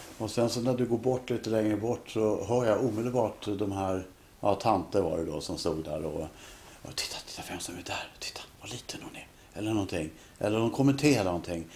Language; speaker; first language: Swedish; native; Swedish